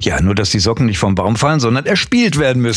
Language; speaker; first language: German; native; German